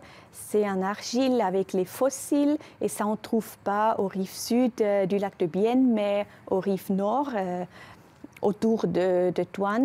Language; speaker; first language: French; non-native, local second language; German